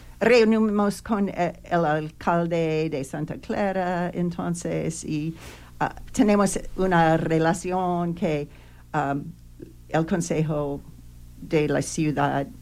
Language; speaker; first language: Spanish; non-native, learner; English